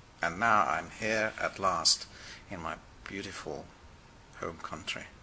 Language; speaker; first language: English; non-native, fluent; Hungarian